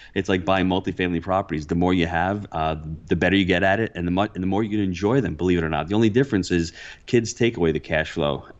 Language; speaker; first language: English; early bilingual, other home language; Italian